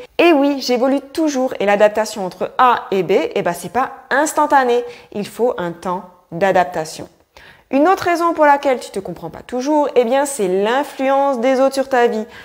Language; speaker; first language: French; native; French